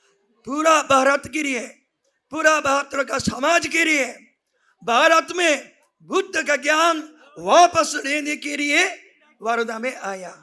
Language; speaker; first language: Hindi; non-native, fluent; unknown